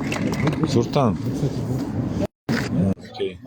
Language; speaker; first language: Russian; non-native, local second language; Turkmen